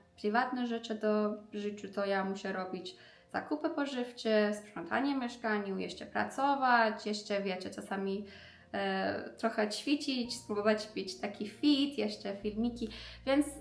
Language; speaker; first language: Polish; non-native, learner; Persian